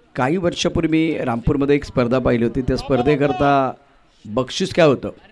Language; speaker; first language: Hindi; non-native, local second language; Marathi